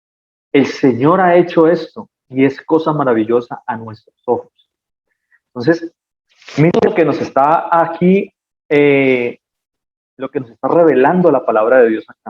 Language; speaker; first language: Spanish; native; Spanish